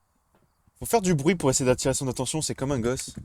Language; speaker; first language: French; native; French